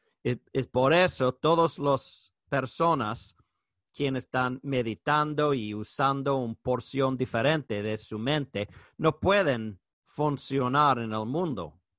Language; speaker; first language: Spanish; non-native, learner; English